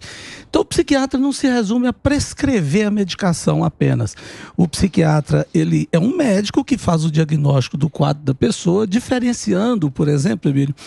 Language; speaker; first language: Portuguese; native; Portuguese